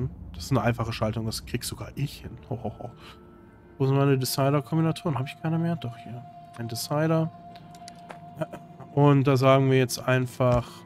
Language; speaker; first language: German; native; German